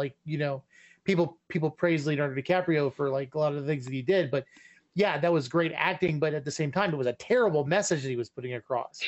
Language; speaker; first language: English; native; English